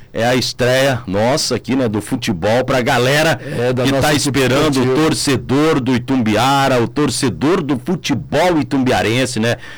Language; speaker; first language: Portuguese; native; Portuguese